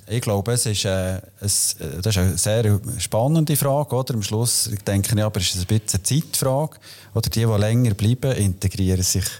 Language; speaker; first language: German; native; German